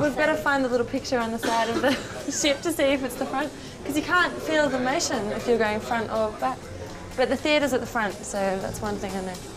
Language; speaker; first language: English; early bilingual, other home language; German